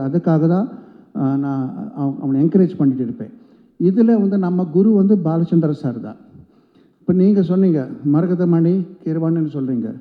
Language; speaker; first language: Tamil; non-native, local second language; Telugu